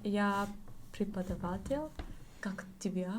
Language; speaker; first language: Russian; non-native, learner; English